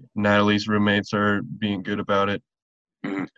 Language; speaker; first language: English; native; English